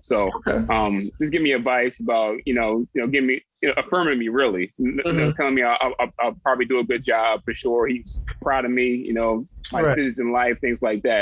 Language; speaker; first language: English; native; English